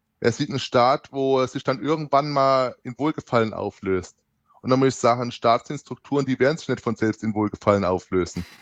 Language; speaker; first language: German; native; German